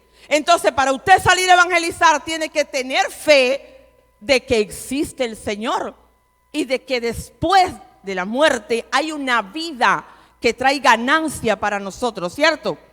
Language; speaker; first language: Spanish; native; Spanish